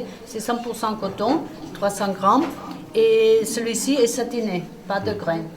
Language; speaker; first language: French; non-native, learner; Spanish